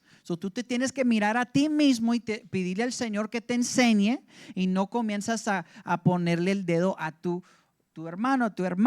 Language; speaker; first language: Spanish; early bilingual, heritage; English